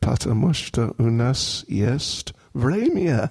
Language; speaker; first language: Russian; non-native, learner; English